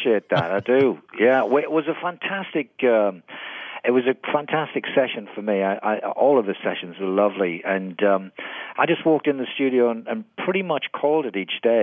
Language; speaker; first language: English; native; English